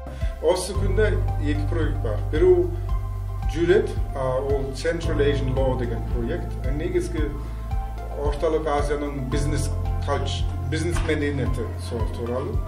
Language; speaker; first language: Kazakh; non-native, learner; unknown